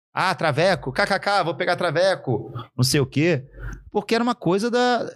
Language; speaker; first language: Portuguese; native; Portuguese